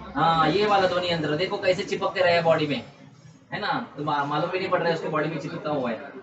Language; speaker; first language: Hindi; non-native, local second language; Marathi